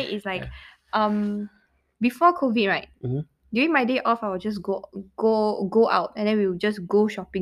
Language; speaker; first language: English; non-native, local second language; Chinese